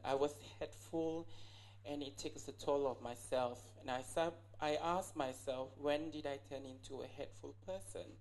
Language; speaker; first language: English; non-native, local second language; Malay